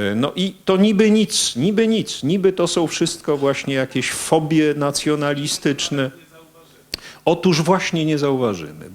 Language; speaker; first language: Polish; native; Polish